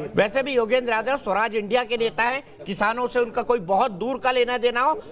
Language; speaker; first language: Hindi; native; Hindi